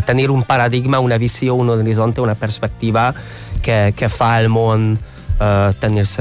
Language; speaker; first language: Catalan; non-native, fluent; Hungarian